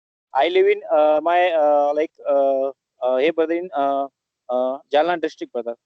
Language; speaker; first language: English; non-native, learner; Marathi